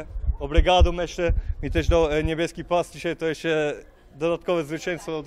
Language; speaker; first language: Polish; early bilingual, heritage; Polish